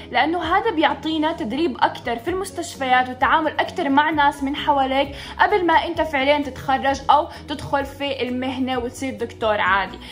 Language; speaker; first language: Arabic; native; Arabic